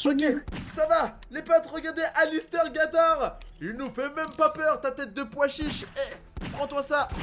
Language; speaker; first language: French; native; French